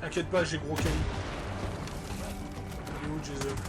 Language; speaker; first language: French; native; French